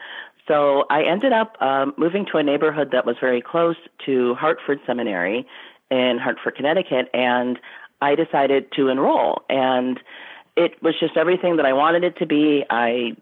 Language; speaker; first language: English; native; English